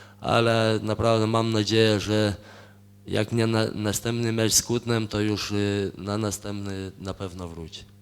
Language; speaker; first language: Polish; non-native, fluent; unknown